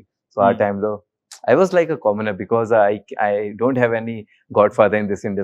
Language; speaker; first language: Telugu; non-native, learner; Hindi